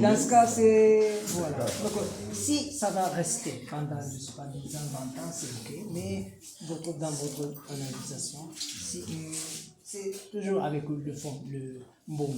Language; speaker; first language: French; non-native, fluent; Japanese